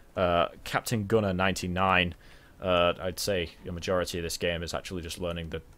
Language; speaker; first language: English; native; English